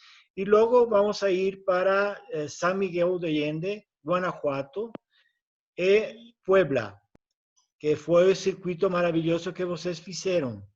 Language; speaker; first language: Portuguese; non-native, learner; Spanish